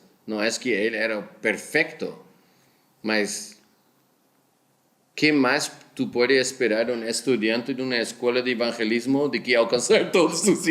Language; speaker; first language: Spanish; non-native, fluent; Portuguese